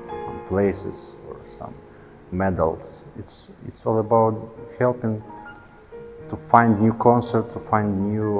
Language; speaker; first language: English; non-native, fluent; Ukrainian